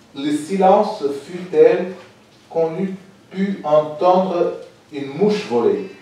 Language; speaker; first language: French; non-native, fluent; Portuguese